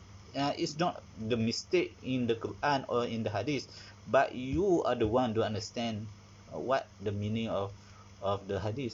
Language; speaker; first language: English; non-native, learner; Malay